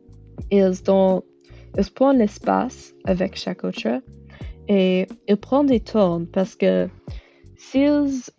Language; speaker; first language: French; non-native, learner; English